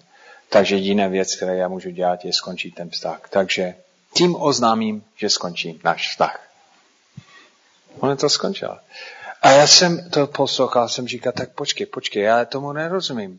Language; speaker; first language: Czech; non-native, fluent; English